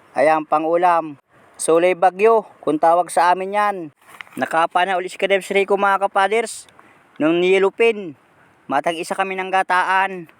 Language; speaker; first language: Filipino; native; Filipino